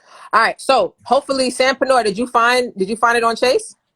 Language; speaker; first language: English; native; English